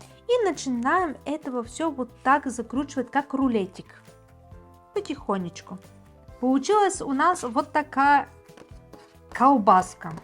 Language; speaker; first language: Russian; non-native, fluent; Bulgarian